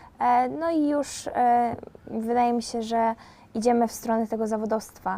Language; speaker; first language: Polish; native; Polish